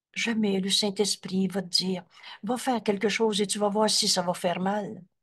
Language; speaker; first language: French; native; French